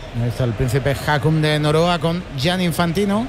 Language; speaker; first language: Spanish; native; Spanish